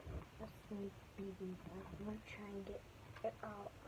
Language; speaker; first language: English; native; English